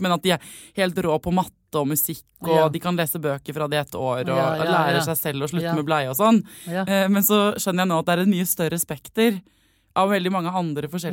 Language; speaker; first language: Norwegian; native; Norwegian